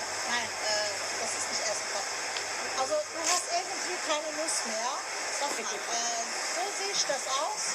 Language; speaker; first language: German; non-native, fluent; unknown